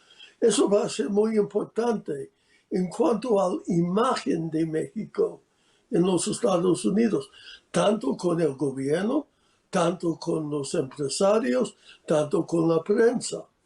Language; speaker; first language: Spanish; non-native, fluent; English